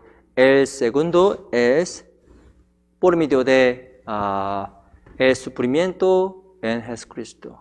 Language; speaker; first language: Spanish; non-native, fluent; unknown